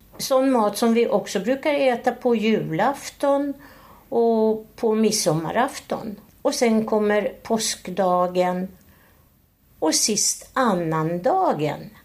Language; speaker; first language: Swedish; native; Swedish